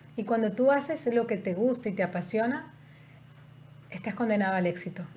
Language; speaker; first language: Spanish; native; Spanish